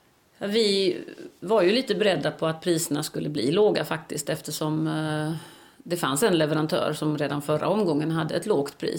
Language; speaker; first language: Swedish; native; Swedish